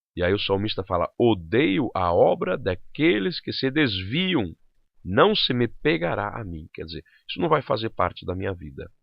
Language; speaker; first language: Portuguese; non-native, local second language; German